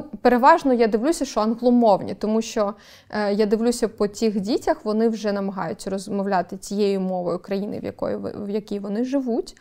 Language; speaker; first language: Ukrainian; non-native, local second language; Crimean Tatar